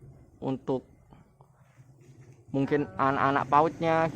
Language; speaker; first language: Indonesian; native; Indonesian